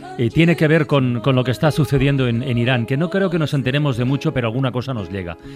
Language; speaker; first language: Spanish; native; Spanish